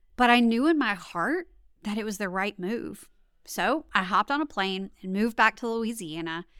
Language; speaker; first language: English; native; English